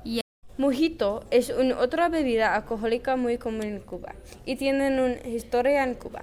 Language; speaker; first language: Spanish; non-native, learner; English